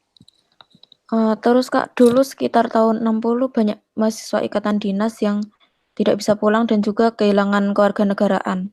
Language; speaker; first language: Indonesian; native; Indonesian